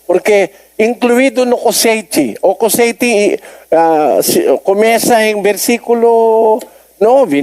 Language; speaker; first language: Portuguese; non-native, learner; Filipino